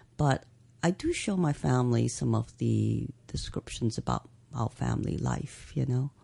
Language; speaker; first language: English; native; English